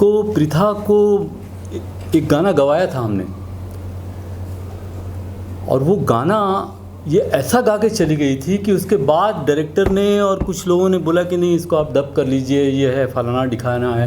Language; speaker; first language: Hindi; native; Hindi